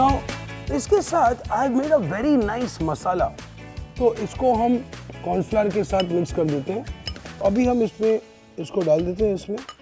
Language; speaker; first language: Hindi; native; Hindi